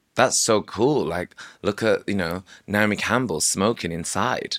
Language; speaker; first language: English; native; English